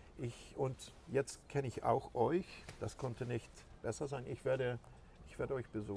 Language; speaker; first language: German; non-native, fluent; Swedish